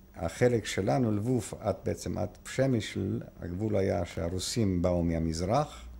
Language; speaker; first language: Hebrew; non-native, fluent; Ukrainian